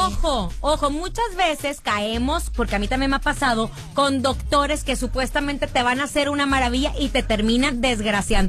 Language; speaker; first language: Spanish; native; Spanish